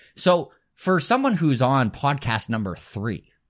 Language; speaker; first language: English; native; English